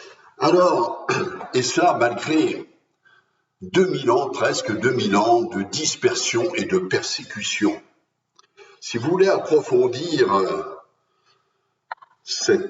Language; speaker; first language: French; native; French